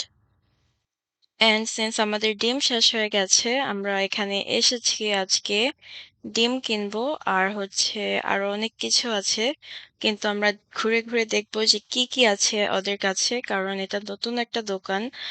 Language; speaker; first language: Bangla; early bilingual, heritage; Bangla